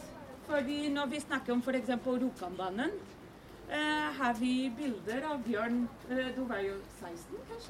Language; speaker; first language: Norwegian; non-native, fluent; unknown